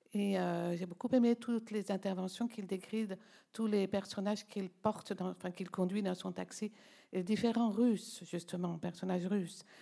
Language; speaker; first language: French; native; French